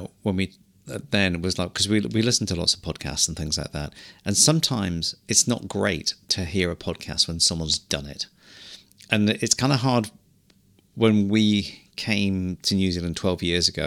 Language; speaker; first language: English; native; English